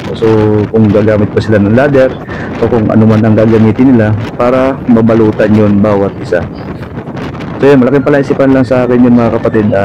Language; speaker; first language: Filipino; non-native, local second language; Waray